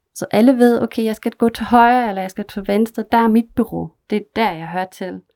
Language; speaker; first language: Danish; non-native, fluent; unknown